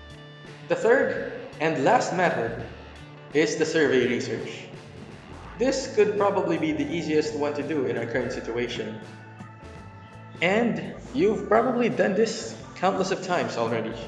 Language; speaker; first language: English; non-native, local second language; Filipino